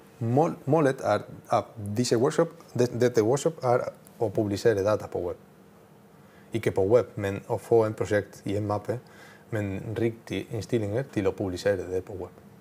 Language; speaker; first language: Norwegian; non-native, learner; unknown